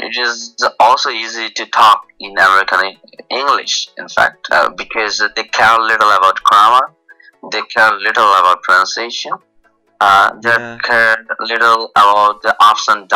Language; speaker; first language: English; non-native, local second language; Bangla